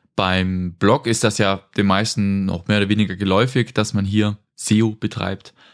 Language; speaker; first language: German; native; German